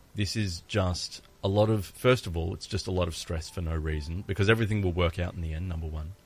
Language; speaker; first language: English; early bilingual, other home language; Greek